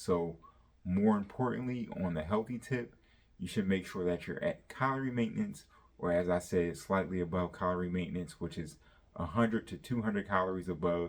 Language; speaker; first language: English; native; English